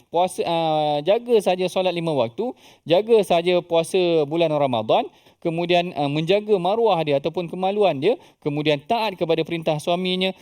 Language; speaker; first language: Malay; native; Malay